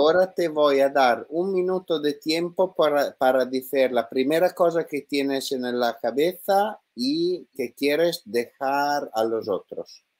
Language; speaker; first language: Spanish; non-native, learner; Italian